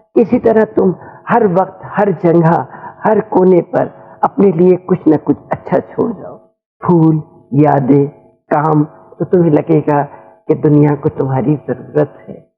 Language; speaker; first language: Hindi; native; Hindi